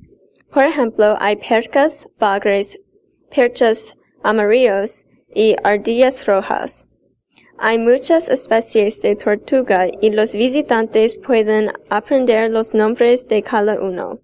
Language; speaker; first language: Spanish; non-native, learner; English